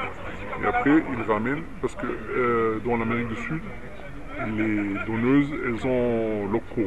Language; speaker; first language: French; non-native, fluent; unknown